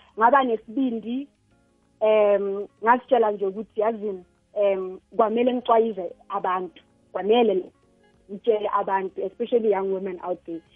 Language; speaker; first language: Zulu; non-native, local second language; Northern Sotho